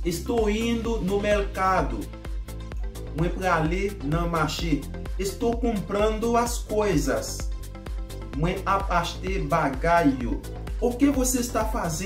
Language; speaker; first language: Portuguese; non-native, learner; Haitian Creole